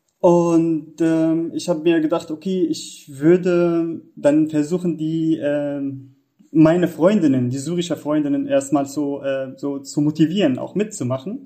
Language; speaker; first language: German; non-native, fluent; Arabic